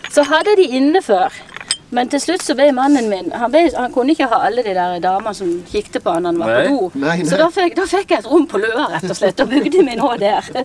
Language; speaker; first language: Norwegian; native; Norwegian